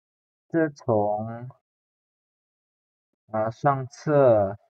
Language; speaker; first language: Chinese; non-native, fluent; Indonesian